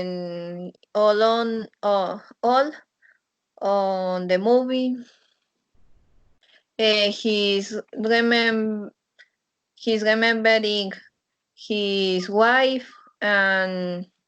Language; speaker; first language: English; non-native, learner; Spanish